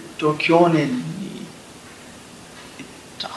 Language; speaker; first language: Japanese; non-native, learner; English